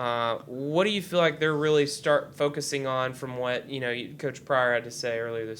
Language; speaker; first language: English; native; English